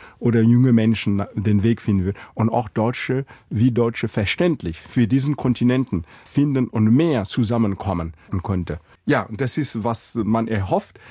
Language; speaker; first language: German; non-native, fluent; Mossi